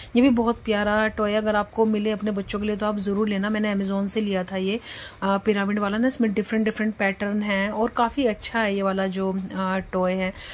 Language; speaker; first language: Hindi; native; Hindi